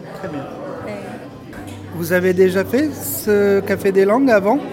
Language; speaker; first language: French; native; French